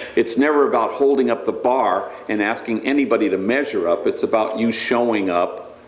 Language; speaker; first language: English; native; English